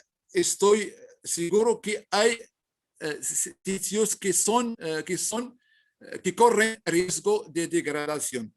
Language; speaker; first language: Spanish; non-native, learner; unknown